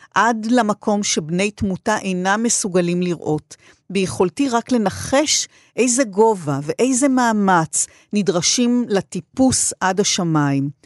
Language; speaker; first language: Hebrew; native; Hebrew